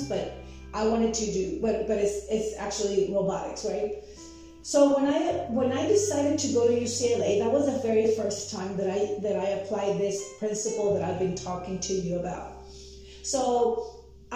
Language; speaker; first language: English; non-native, fluent; Spanish